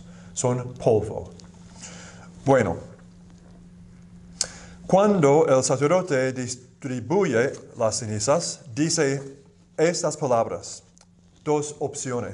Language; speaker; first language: Spanish; non-native, fluent; English